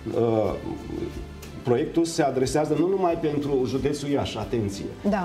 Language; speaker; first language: Romanian; native; Romanian